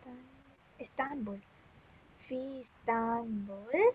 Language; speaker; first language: Arabic; non-native, learner; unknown